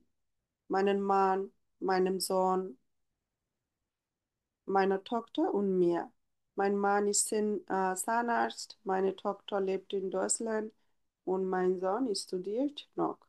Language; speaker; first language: German; non-native, fluent; Bangla